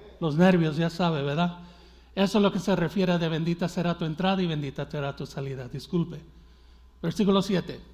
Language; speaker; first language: Spanish; early bilingual, heritage; Spanish